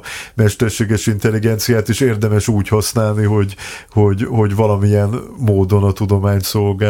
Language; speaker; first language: Hungarian; native; Hungarian